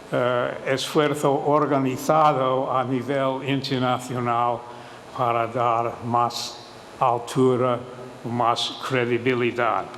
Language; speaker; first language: Spanish; non-native, fluent; English